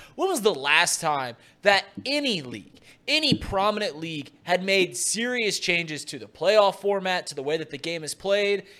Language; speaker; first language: English; native; English